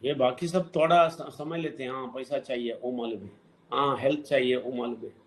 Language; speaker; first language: Hindi; non-native, local second language; Telugu